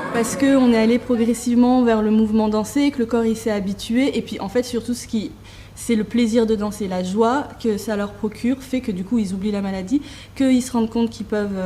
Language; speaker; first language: French; native; French